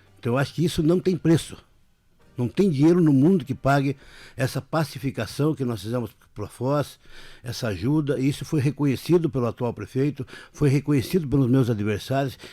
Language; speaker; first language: Portuguese; native; Portuguese